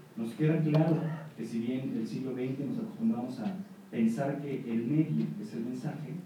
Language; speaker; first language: Spanish; native; Spanish